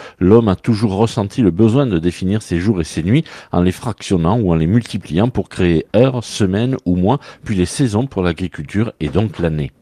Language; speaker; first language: French; native; French